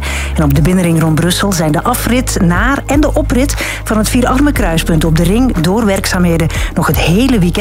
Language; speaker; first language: Dutch; native; Dutch